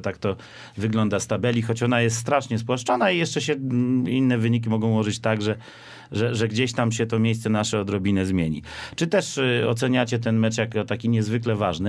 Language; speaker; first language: Polish; native; Polish